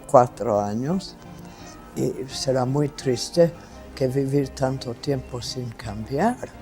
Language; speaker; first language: Spanish; non-native, fluent; English